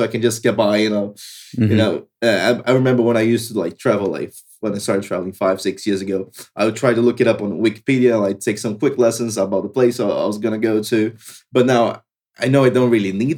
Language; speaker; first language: English; non-native, fluent; Portuguese